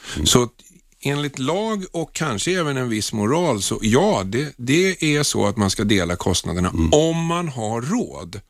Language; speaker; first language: Swedish; native; Swedish